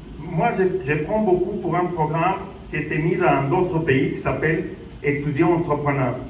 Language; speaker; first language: French; non-native, fluent; Spanish